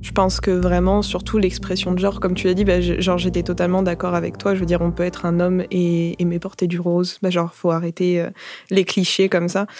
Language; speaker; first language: French; native; French